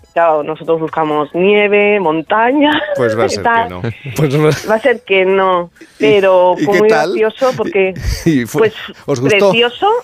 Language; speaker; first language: Spanish; native; Spanish